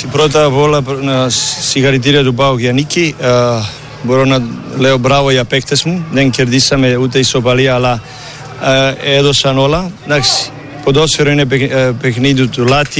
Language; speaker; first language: Greek; non-native, learner; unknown